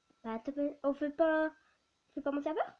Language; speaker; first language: French; native; French